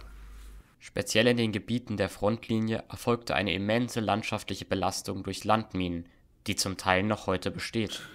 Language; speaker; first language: German; native; German